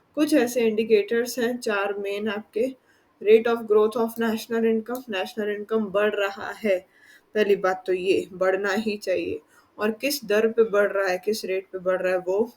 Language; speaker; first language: Hindi; non-native, local second language; Gujarati